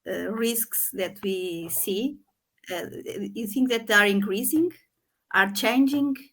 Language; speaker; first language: English; non-native, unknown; Portuguese